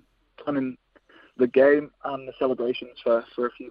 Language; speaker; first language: English; native; English